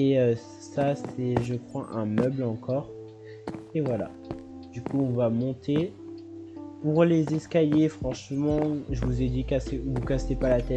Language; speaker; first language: French; native; French